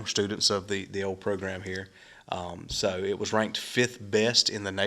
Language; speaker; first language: English; native; English